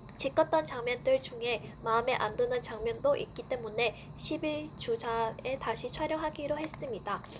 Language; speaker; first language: Korean; non-native, fluent; Vietnamese